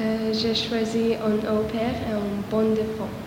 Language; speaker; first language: French; non-native, learner; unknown